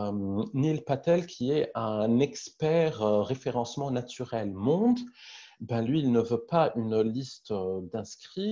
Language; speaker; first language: French; native; French